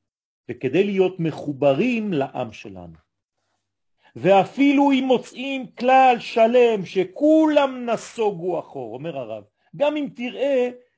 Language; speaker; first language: Hebrew; non-native, fluent; French